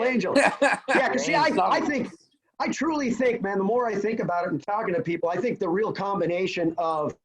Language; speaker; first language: English; native; English